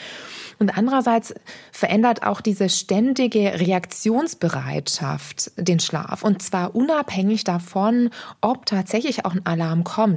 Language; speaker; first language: German; native; German